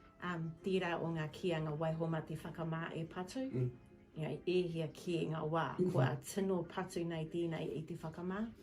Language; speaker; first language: Māori; non-native, local second language; English